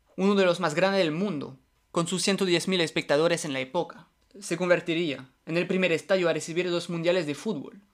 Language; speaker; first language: Spanish; non-native, fluent; French